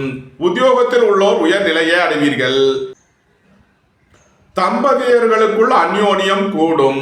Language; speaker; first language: Tamil; native; Tamil